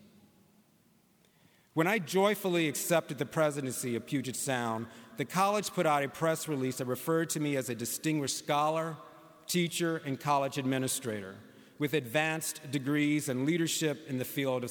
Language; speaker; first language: English; native; English